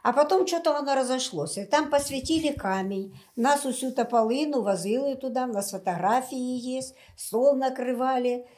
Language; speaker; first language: Russian; non-native, local second language; Ukrainian